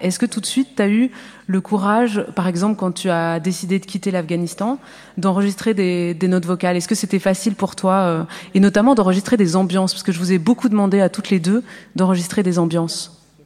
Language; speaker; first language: French; native; French